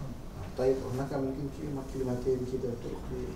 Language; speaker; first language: Arabic; non-native, fluent; Indonesian